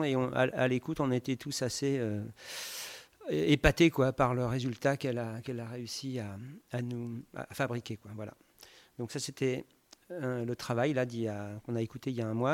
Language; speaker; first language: French; native; French